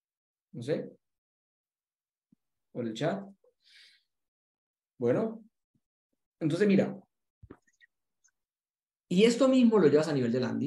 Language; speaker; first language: Spanish; native; Spanish